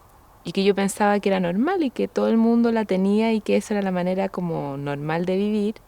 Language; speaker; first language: Spanish; native; Spanish